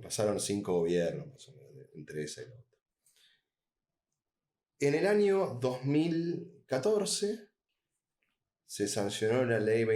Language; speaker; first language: Spanish; native; Spanish